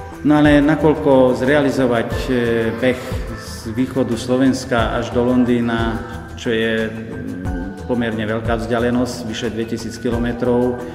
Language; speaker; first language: Slovak; native; Slovak